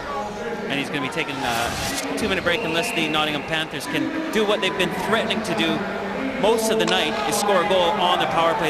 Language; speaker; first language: English; native; English